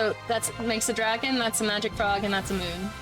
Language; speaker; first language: English; native; English